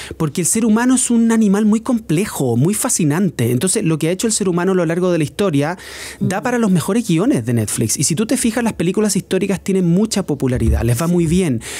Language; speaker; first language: Spanish; native; Spanish